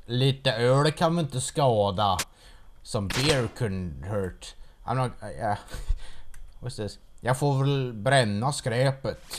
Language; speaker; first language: Swedish; native; Swedish